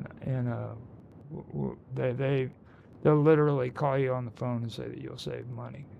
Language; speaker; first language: English; native; English